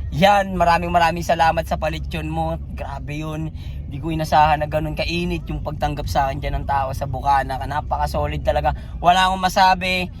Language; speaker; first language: Filipino; native; Filipino